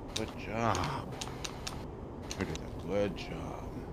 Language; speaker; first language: English; native; English